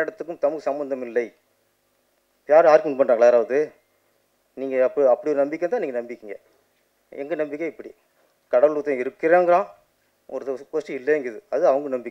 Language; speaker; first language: Tamil; native; Tamil